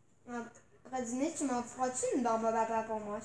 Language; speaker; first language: French; native; French